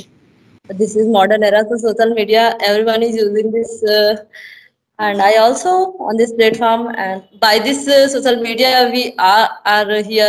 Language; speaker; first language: English; non-native, learner; Hindi